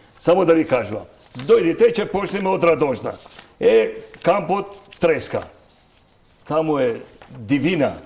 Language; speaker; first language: Macedonian; non-native, local second language; Albanian